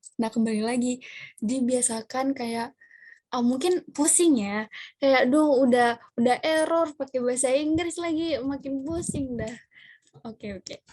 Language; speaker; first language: Indonesian; non-native, local second language; Madurese